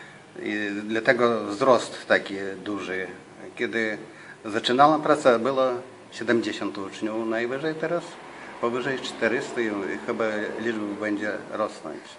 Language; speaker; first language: Polish; non-native, fluent; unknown